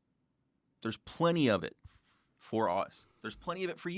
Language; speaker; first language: English; native; English